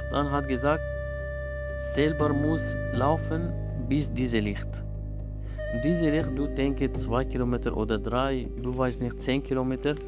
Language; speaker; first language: German; non-native, learner; Arabic